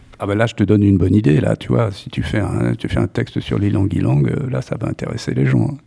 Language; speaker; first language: French; native; French